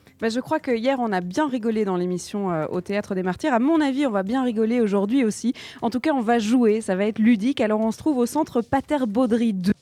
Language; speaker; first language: French; native; French